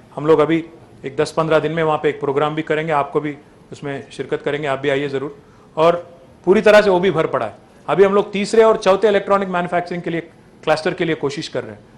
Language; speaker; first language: Hindi; non-native, local second language; Telugu